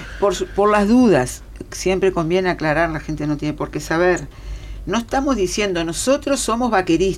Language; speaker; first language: Spanish; native; Spanish